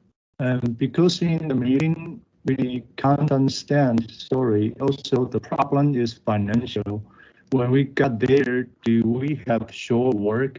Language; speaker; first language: English; non-native, learner; Chinese